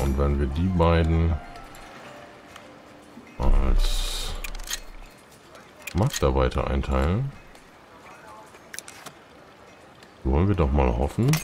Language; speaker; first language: German; native; German